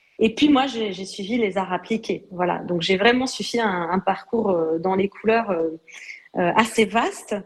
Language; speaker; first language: French; native; French